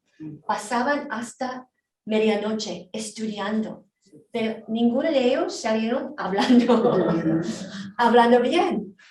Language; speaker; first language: Spanish; non-native, fluent; Korean